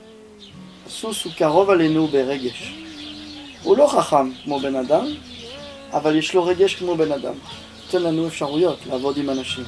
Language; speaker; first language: Hebrew; non-native, fluent; French